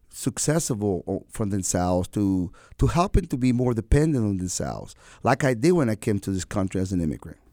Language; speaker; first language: English; non-native, fluent; Spanish